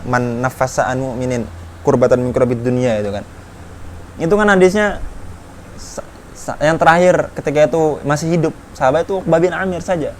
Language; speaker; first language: Indonesian; native; Indonesian